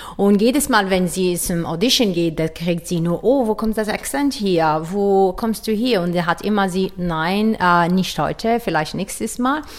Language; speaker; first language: German; non-native, learner; Arabic